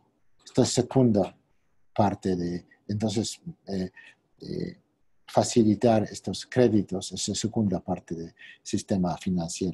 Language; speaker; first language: Spanish; non-native, fluent; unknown